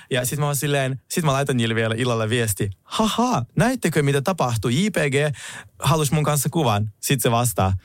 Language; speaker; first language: Finnish; early bilingual, other home language; Russian